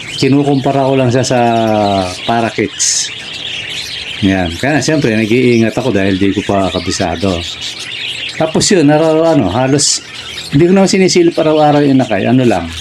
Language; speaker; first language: Filipino; native; Filipino